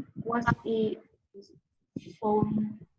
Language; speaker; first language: English; non-native, learner; Vietnamese